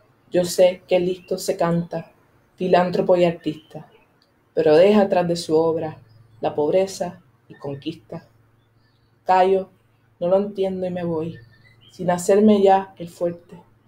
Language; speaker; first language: Spanish; native; Spanish